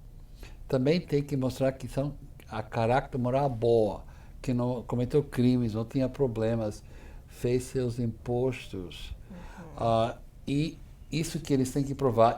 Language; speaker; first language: Portuguese; non-native, fluent; English